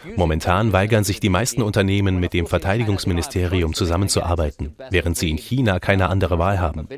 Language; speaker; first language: German; non-native, fluent; French